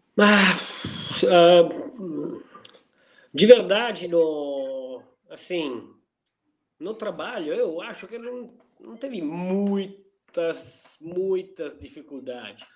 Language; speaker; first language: Portuguese; non-native, fluent; Italian